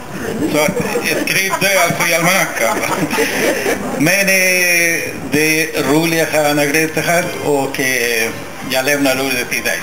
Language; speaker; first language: Swedish; non-native, fluent; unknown